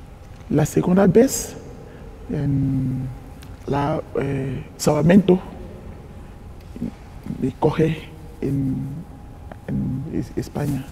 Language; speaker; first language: Spanish; non-native, learner; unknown